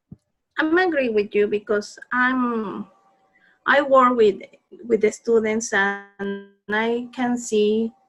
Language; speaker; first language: English; non-native, learner; Spanish